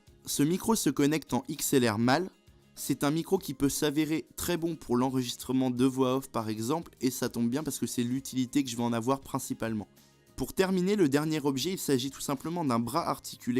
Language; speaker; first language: French; native; French